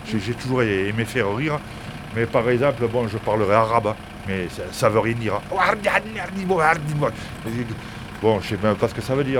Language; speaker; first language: French; native; French